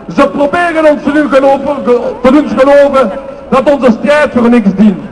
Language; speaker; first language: Dutch; non-native, local second language; French